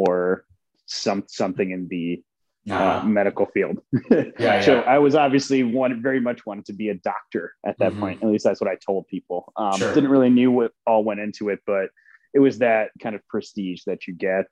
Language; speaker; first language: English; early bilingual, other home language; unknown